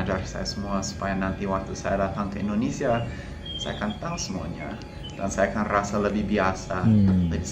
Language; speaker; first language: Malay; non-native, fluent; English